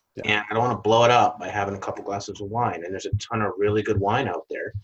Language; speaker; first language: English; native; English